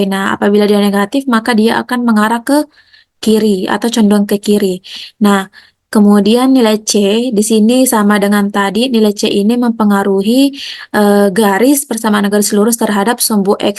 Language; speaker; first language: Indonesian; native; Indonesian